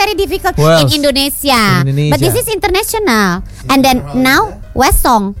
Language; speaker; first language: English; non-native, local second language; Indonesian